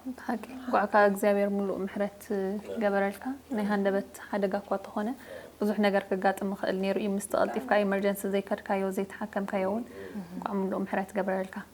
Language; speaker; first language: Tigrinya; native; Tigrinya